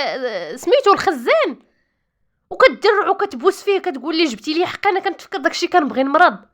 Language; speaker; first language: Arabic; native; Arabic